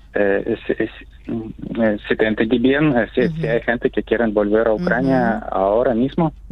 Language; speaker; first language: Spanish; non-native, fluent; Ukrainian